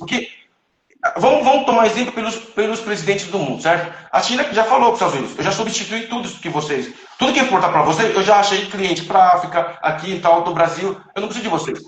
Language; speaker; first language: Portuguese; non-native, fluent; Chinese